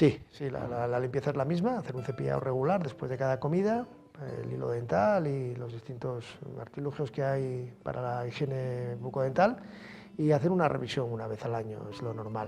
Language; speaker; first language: Spanish; native; Spanish